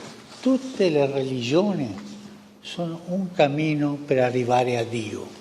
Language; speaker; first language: Italian; non-native, fluent; Spanish